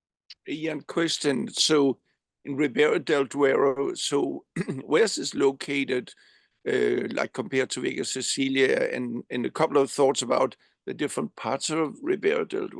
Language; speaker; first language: English; non-native, fluent; Danish